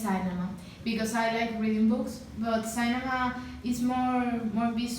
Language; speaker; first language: English; non-native, learner; Spanish